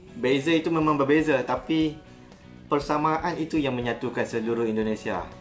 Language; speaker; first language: Malay; native; Malay